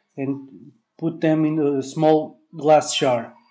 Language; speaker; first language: English; non-native, learner; Portuguese